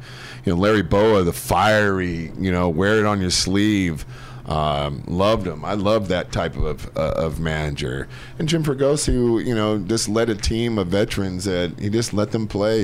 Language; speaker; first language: English; native; English